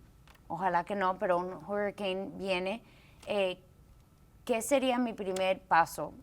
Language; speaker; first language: Spanish; early bilingual, heritage; Spanish